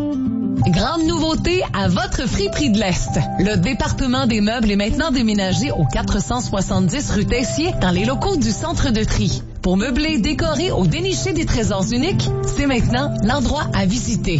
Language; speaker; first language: French; native; French